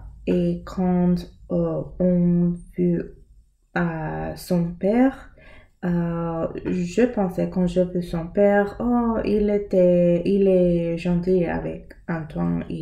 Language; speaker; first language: French; non-native, learner; English